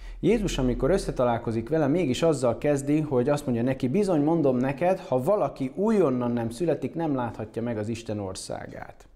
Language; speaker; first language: Hungarian; native; Hungarian